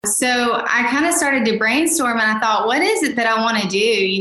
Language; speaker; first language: English; native; English